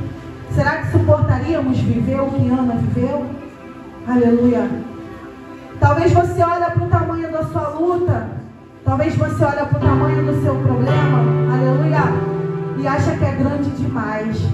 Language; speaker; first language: Portuguese; native; Portuguese